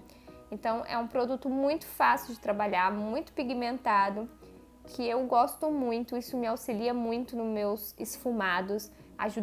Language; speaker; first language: Portuguese; native; Portuguese